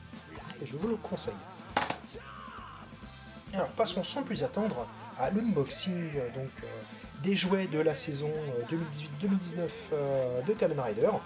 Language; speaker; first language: French; native; French